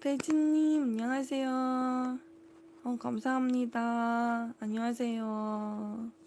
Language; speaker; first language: Korean; non-native, learner; Cebuano